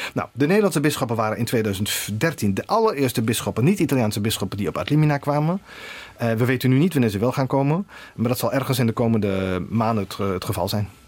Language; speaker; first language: Dutch; native; Dutch